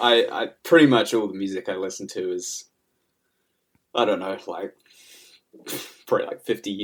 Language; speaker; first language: English; native; English